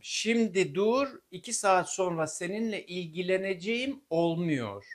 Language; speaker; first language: Turkish; native; Turkish